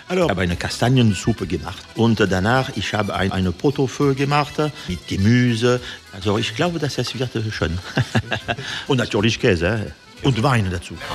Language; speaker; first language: German; non-native, learner; French